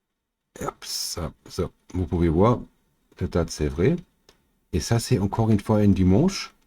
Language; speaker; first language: French; non-native, learner; German